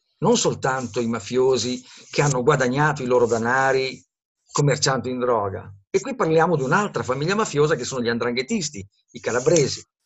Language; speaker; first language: Italian; native; Italian